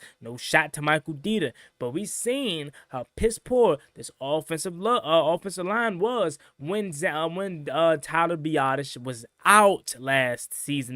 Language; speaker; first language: English; native; English